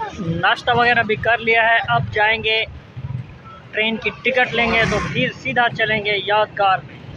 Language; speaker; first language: Urdu; non-native, local second language; Saraiki